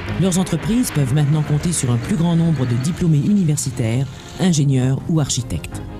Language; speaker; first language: French; native; French